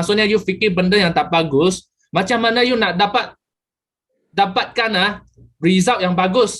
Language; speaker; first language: Malay; native; Malay